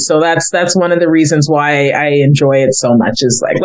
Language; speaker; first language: English; native; English